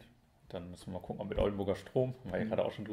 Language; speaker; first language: German; native; German